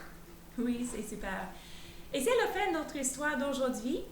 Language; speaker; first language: French; native; French